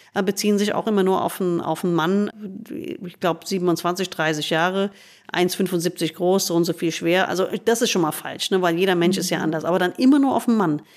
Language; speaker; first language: German; non-native, fluent; English